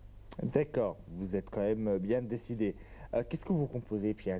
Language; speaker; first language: French; native; French